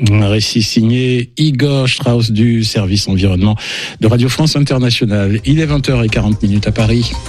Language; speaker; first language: French; native; French